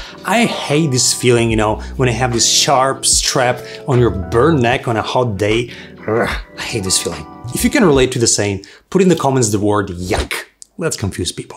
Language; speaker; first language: English; non-native, fluent; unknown